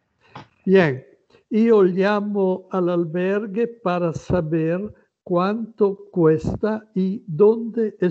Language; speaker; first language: Spanish; non-native, learner; Italian